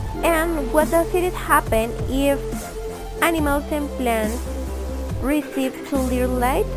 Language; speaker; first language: English; non-native, fluent; Spanish